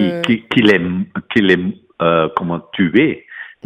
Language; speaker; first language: French; non-native, fluent; Dutch